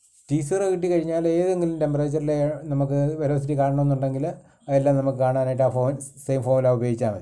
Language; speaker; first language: Malayalam; native; Malayalam